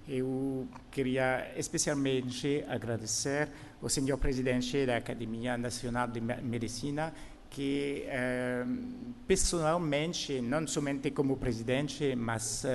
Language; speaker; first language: Portuguese; non-native, fluent; French